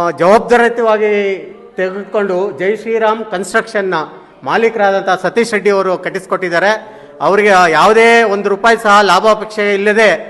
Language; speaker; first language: Kannada; native; Kannada